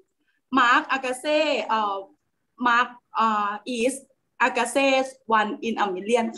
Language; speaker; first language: English; non-native, learner; Thai